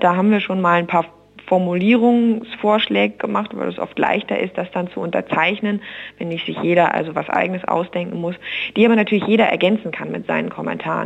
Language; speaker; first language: German; native; German